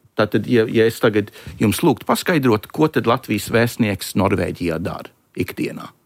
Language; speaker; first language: Latvian; early bilingual, heritage; Latvian